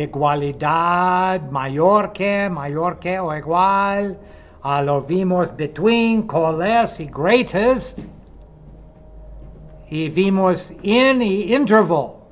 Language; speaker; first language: Spanish; non-native, fluent; English